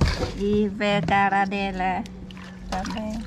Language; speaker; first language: Portuguese; non-native, learner; Vietnamese